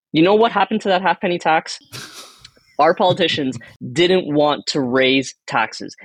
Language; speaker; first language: English; early bilingual, other home language; Spanish